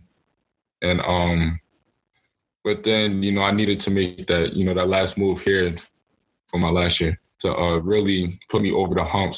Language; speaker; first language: English; native; English